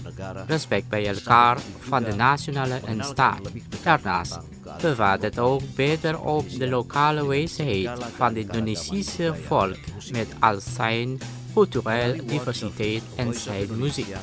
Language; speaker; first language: Dutch; non-native, learner; Indonesian